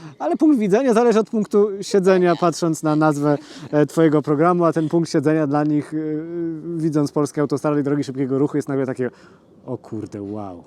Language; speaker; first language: Polish; native; Polish